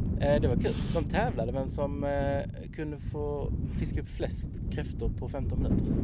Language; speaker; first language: Swedish; native; Swedish